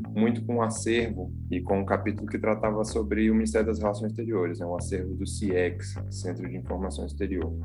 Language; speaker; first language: Portuguese; native; Portuguese